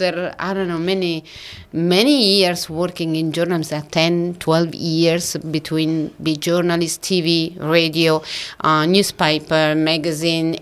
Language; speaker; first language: English; non-native, fluent; Italian